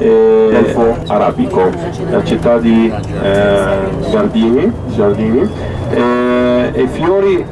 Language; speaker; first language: Italian; non-native, fluent; Arabic